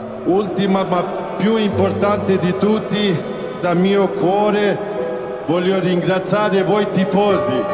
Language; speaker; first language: Italian; non-native, fluent; Swedish